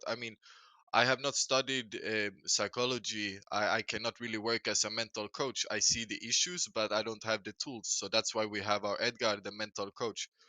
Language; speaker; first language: English; non-native, fluent; Swedish